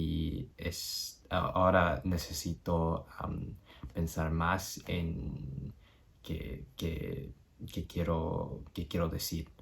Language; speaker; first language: Spanish; non-native, learner; English